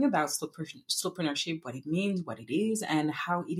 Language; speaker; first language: English; non-native, fluent; French